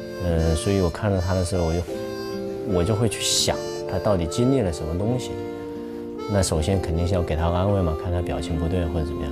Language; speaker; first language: Chinese; native; Chinese